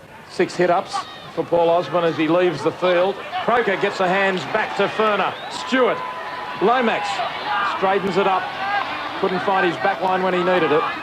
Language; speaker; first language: English; native; English